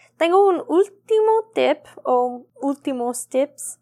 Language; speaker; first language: Spanish; non-native, learner; English